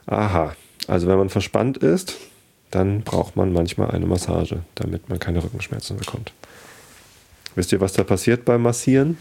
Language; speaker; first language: German; native; German